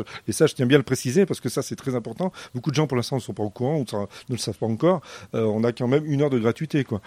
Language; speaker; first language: French; native; French